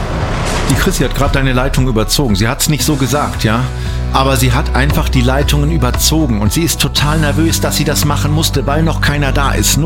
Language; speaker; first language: German; native; German